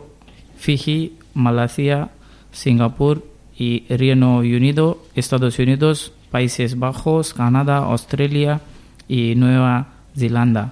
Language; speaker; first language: Spanish; non-native, learner; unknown